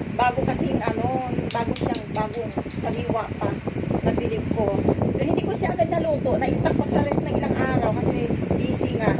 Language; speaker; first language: Filipino; non-native, local second language; Cebuano